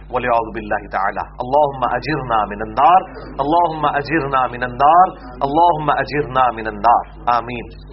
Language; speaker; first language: Urdu; non-native, local second language; Punjabi